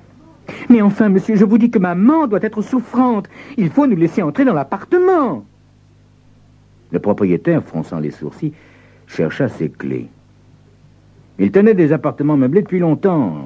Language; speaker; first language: French; native; French